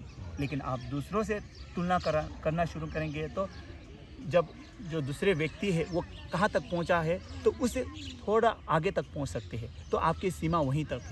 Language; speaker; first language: Hindi; non-native, local second language; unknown